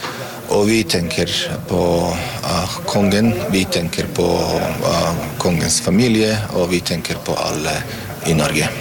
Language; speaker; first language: Norwegian; non-native, learner; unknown